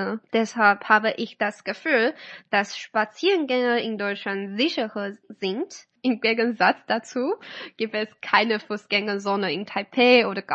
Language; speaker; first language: German; non-native, fluent; Chinese